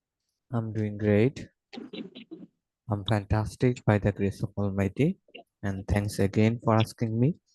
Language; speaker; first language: English; non-native, fluent; Bangla